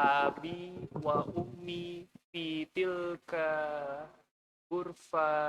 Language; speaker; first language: Arabic; non-native, learner; Indonesian